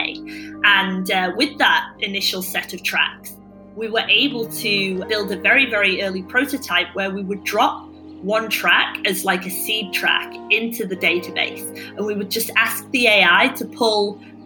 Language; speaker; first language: English; native; English